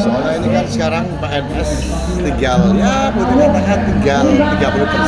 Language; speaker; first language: Indonesian; native; Indonesian